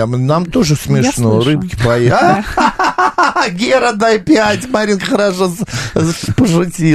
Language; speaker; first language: Russian; native; Russian